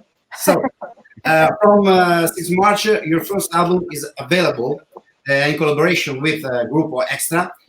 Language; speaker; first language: English; non-native, learner; Italian